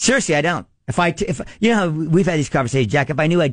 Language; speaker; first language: English; native; English